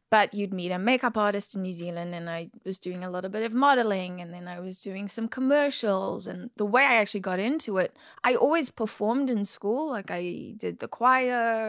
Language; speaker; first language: English; native; English